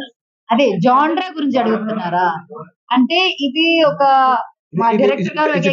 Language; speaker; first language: Telugu; non-native, local second language; Malayalam